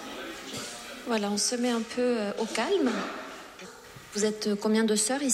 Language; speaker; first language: French; native; French